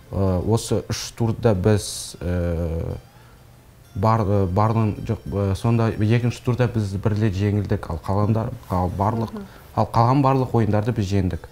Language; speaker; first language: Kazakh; non-native, local second language; Russian